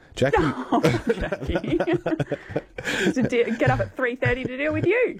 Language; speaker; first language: English; native; English